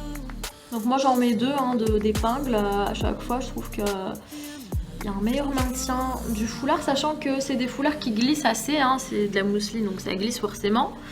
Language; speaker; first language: French; native; French